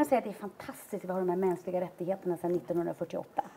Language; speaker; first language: Swedish; native; Swedish